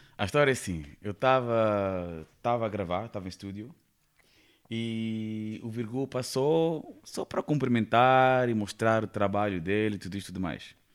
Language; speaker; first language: Portuguese; non-native, fluent; Kabuverdianu